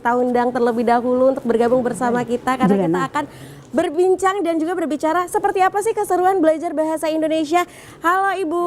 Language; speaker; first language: Indonesian; native; Indonesian